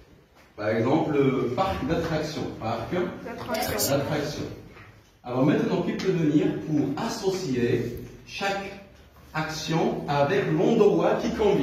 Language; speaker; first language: French; non-native, local second language; Arabic